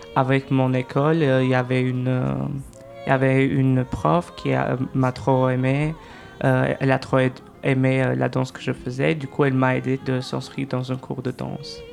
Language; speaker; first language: French; non-native, fluent; Albanian